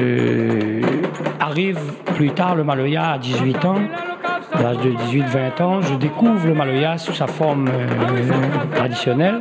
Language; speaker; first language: French; non-native, local second language; Réunion Creole French